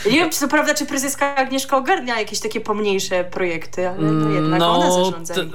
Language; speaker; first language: Polish; native; Polish